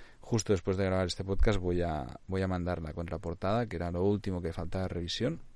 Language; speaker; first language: Spanish; non-native, local second language; Catalan